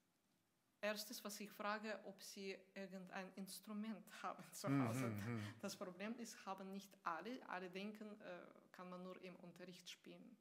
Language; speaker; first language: German; non-native, fluent; Russian